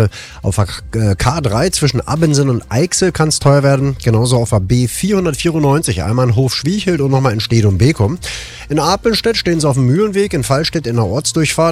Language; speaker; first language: German; native; German